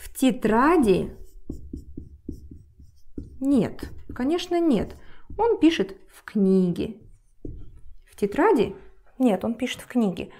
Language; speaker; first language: Russian; non-native, learner; English